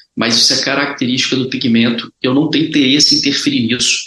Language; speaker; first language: Portuguese; native; Portuguese